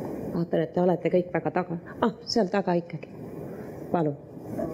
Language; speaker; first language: Estonian; early bilingual, heritage; Estonian